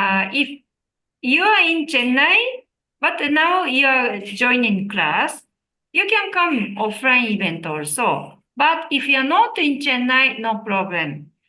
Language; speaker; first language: English; non-native, learner; Japanese